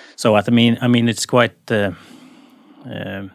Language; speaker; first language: English; non-native, fluent; Swedish